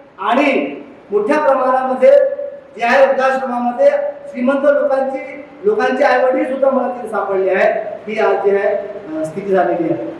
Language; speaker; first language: Marathi; non-native, local second language; Urdu